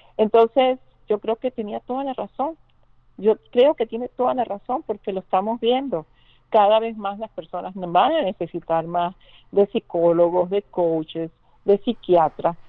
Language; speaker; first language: Spanish; native; Spanish